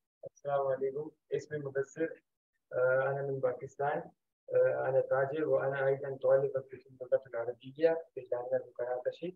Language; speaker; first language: Arabic; non-native, learner; Urdu